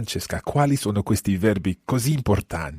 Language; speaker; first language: Italian; non-native, fluent; English